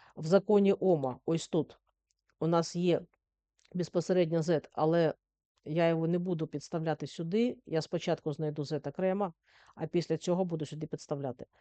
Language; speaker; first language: Ukrainian; native; Ukrainian